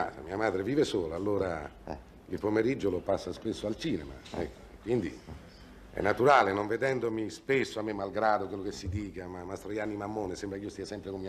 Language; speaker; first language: Italian; native; Italian